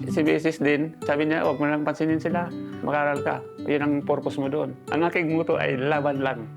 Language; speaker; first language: Filipino; native; Filipino